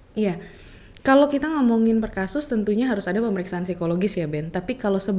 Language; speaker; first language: Indonesian; native; Indonesian